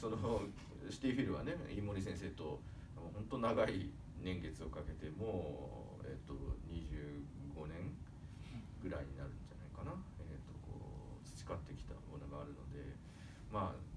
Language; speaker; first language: Japanese; native; Japanese